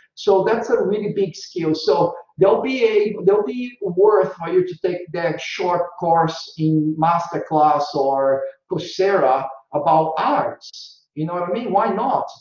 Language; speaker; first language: English; non-native, fluent; Portuguese